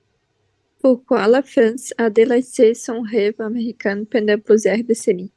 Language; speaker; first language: French; non-native, learner; Portuguese